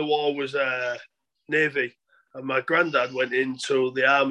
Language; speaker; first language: English; native; English